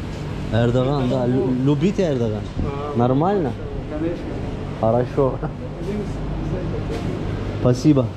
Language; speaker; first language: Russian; non-native, learner; Turkish